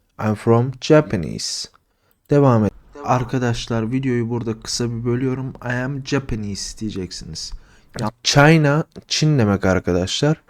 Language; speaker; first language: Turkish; native; Turkish